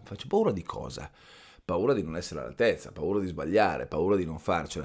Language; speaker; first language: Italian; native; Italian